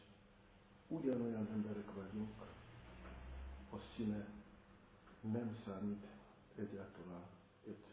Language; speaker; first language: Hungarian; non-native, fluent; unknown